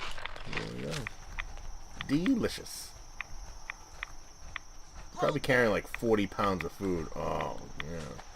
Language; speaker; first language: English; native; English